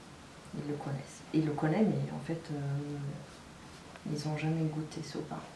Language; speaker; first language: French; non-native, fluent; Arabic